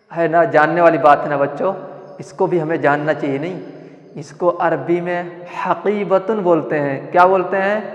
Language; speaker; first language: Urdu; non-native, local second language; Malayalam